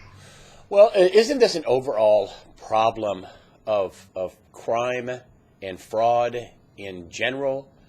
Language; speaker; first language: English; native; English